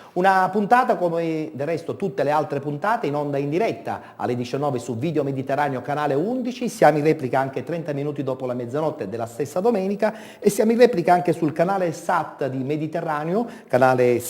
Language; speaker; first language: Italian; native; Italian